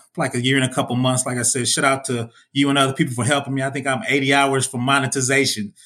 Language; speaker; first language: English; native; English